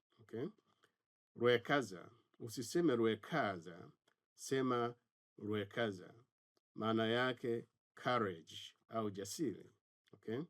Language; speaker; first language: Swahili; non-native, local second language; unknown